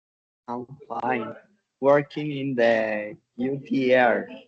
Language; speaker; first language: English; non-native, learner; Spanish